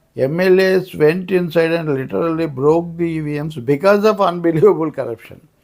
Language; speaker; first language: English; non-native, local second language; Telugu